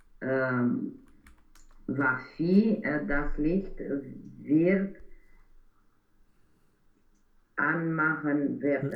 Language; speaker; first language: German; non-native, learner; Romanian